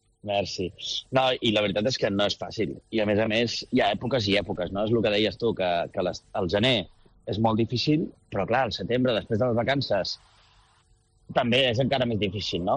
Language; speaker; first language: Catalan; native; Catalan